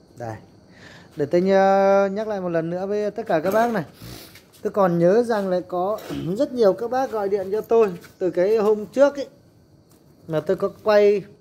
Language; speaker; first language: Vietnamese; non-native, local second language; Muong